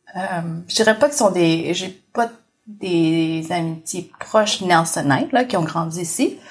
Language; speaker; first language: French; early bilingual, other home language; Vietnamese